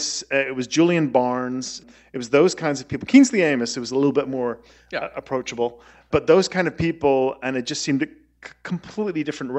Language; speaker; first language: English; native; English